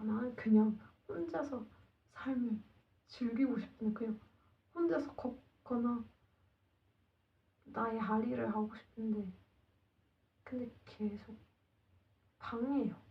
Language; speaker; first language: Korean; non-native, learner; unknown